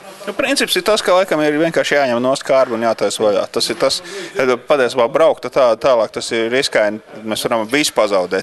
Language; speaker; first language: Latvian; native; Latvian